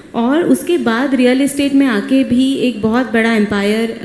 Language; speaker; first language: Hindi; non-native, local second language; Marathi